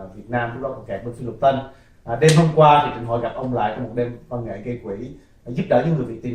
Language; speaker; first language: Vietnamese; early bilingual, other home language; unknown